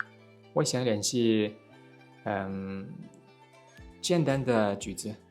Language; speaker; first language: Chinese; non-native, learner; Kazakh